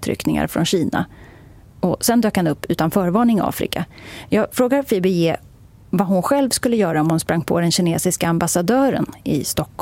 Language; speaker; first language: Swedish; native; Swedish